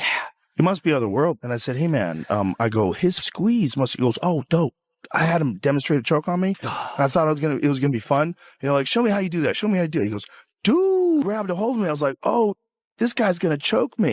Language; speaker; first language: English; native; English